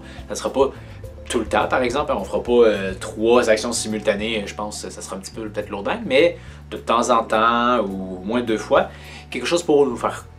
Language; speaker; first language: French; native; French